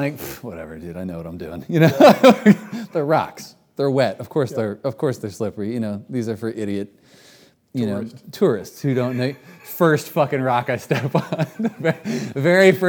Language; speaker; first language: English; native; English